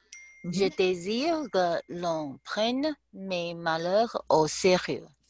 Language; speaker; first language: French; non-native, learner; Chinese